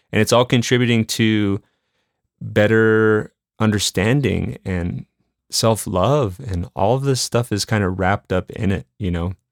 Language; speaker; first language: English; native; English